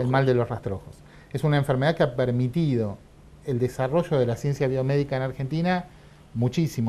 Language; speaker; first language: Spanish; native; Spanish